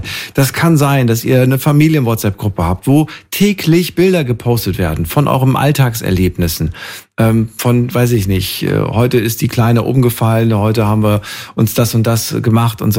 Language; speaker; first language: German; native; German